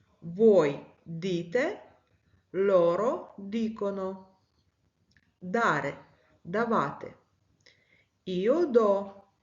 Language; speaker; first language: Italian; non-native, fluent; Ukrainian